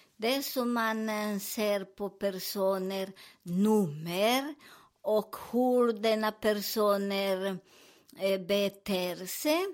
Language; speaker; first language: Swedish; non-native, learner; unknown